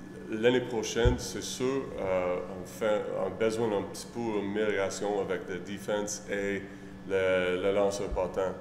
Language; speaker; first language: French; non-native, learner; English